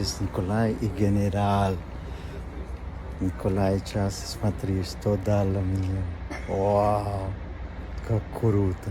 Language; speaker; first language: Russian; non-native, fluent; Spanish